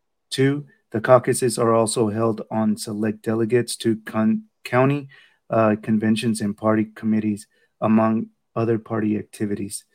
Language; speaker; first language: English; early bilingual, other home language; Spanish